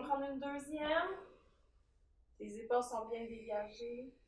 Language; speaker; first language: French; native; French